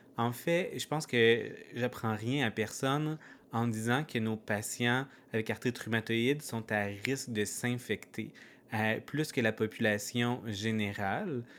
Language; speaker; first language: French; native; French